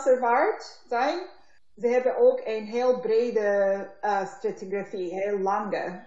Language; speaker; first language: Dutch; non-native, learner; Turkish